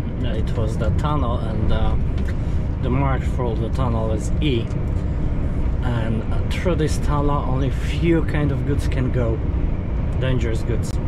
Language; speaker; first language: English; non-native, fluent; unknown